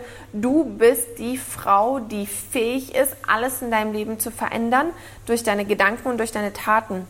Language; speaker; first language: German; native; German